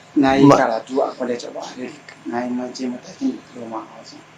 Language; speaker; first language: Hausa; native; Hausa